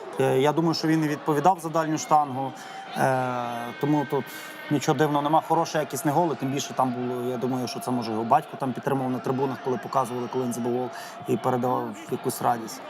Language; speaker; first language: Ukrainian; native; Ukrainian